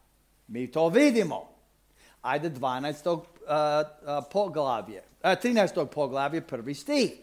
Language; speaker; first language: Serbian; non-native, fluent; English